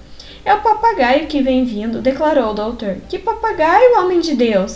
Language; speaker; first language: Portuguese; native; Portuguese